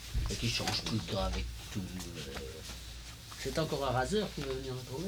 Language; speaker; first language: French; native; French